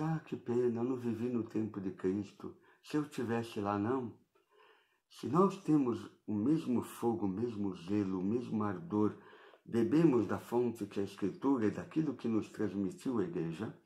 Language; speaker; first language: Portuguese; native; Portuguese